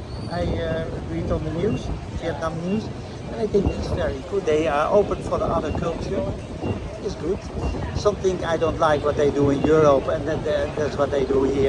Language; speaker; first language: English; non-native, learner; Dutch